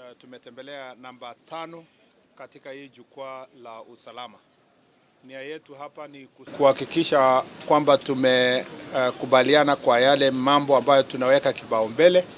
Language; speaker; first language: Swahili; non-native, local second language; Kalenjin